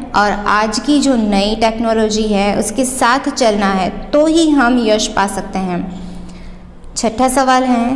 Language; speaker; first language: Hindi; non-native, local second language; Gujarati